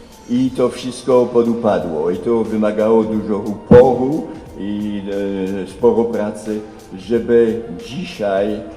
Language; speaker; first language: Polish; non-native, fluent; French